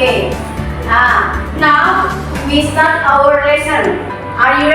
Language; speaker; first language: English; non-native, learner; Indonesian